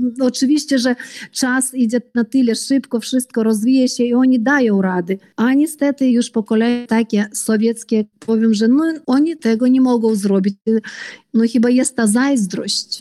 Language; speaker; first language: Polish; early bilingual, heritage; Polish